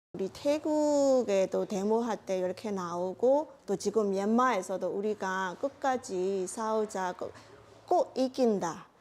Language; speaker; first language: Korean; non-native, learner; Burmese